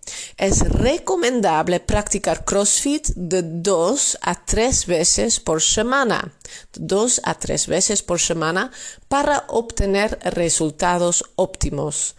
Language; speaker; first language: Spanish; non-native, fluent; Dutch